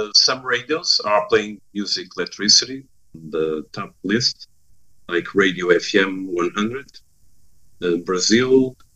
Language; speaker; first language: English; non-native, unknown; Portuguese